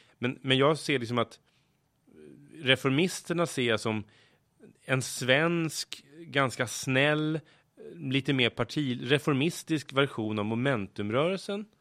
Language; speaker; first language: Swedish; native; Swedish